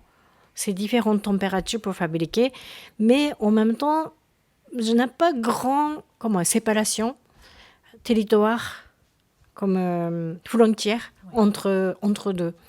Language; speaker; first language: French; non-native, learner; Japanese